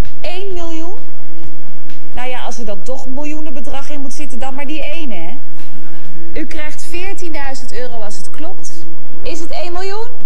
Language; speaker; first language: Dutch; native; Dutch